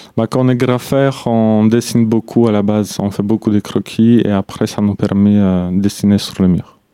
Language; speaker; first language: French; non-native, fluent; Polish